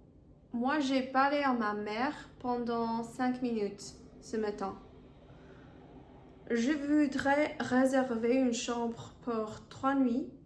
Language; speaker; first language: French; non-native, fluent; English